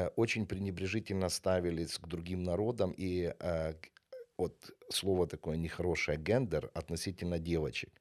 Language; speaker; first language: Russian; non-native, local second language; Ukrainian